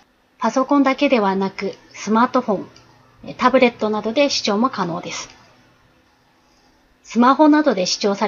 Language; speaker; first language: Japanese; native; Japanese